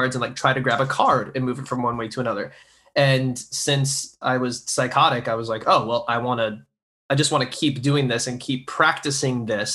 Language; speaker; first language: English; native; English